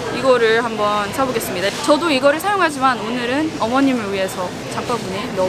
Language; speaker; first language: Korean; native; Korean